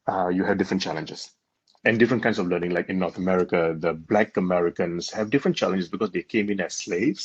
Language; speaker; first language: English; non-native, local second language; Tamil